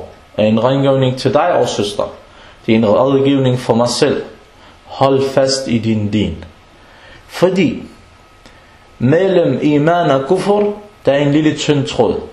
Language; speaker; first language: Danish; non-native, local second language; Arabic